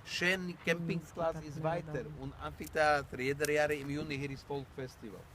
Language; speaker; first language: German; non-native, learner; Slovak